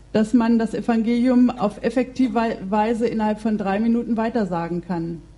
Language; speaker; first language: German; native; German